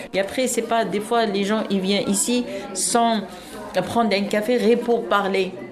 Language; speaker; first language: French; non-native, local second language; Arabic